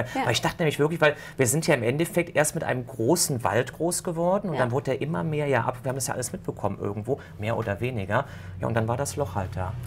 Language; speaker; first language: German; native; German